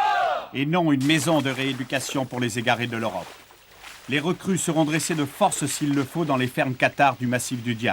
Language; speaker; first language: French; native; French